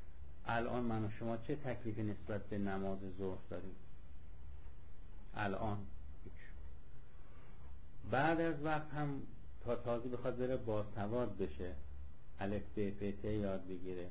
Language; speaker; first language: Persian; native; Persian